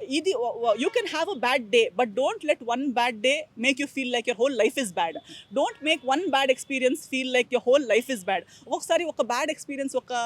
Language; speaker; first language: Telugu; non-native, fluent; Konkani